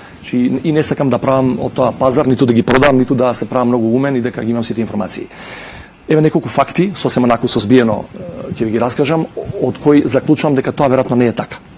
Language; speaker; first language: Macedonian; native; Macedonian